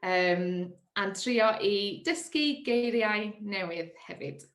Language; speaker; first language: Welsh; non-native, learner; English